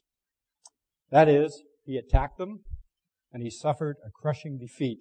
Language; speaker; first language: English; native; English